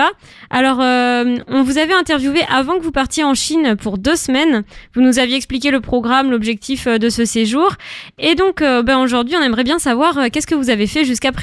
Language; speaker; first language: French; native; French